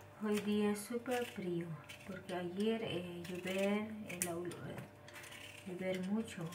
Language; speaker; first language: Spanish; non-native, learner; Filipino